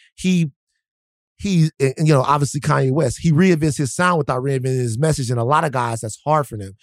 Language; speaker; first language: English; native; English